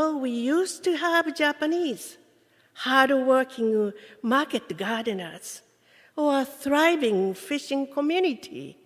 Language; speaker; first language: English; non-native, fluent; Japanese